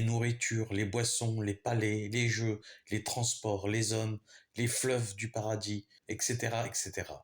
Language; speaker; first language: French; native; French